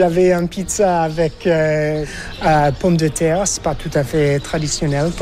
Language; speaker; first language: French; non-native, fluent; English